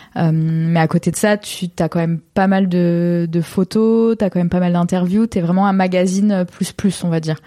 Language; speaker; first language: French; native; French